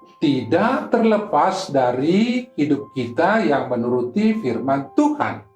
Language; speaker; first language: Malay; native; Malay